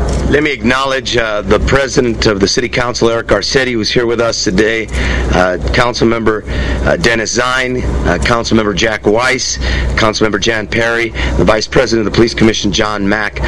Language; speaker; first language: English; native; English